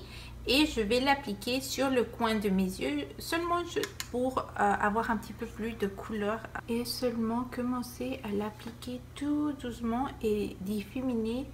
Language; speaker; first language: French; non-native, fluent; Spanish